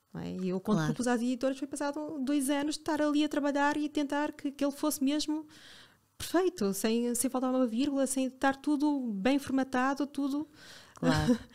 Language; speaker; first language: Portuguese; native; Portuguese